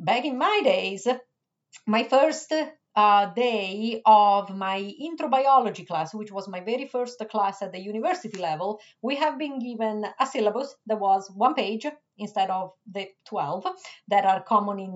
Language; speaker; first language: English; non-native, fluent; Italian